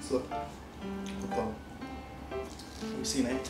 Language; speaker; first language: Japanese; non-native, learner; Indonesian